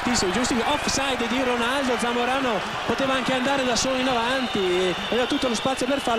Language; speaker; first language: Italian; native; Italian